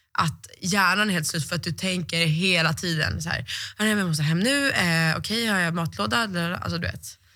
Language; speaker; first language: Swedish; native; Swedish